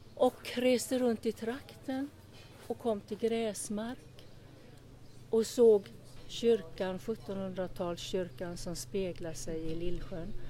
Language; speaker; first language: Swedish; early bilingual, other home language; Estonian